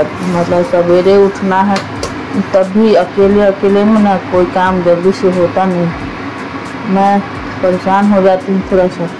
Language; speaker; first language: Hindi; non-native, local second language; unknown